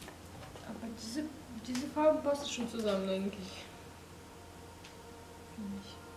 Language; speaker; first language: German; non-native, fluent; Romanian